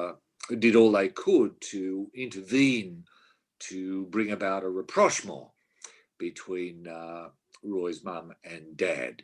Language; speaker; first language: English; native; English